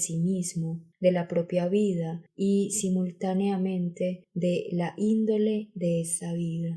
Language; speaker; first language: Spanish; native; Spanish